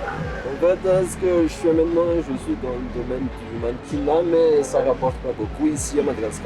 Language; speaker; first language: French; non-native, local second language; Malagasy